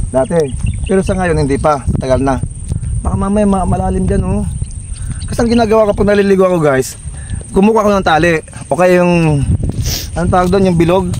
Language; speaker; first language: Filipino; non-native, local second language; Pangasinan